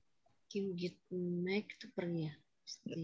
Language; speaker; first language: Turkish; non-native, learner; Indonesian